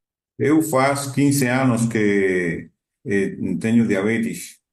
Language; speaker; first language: Portuguese; non-native, learner; Spanish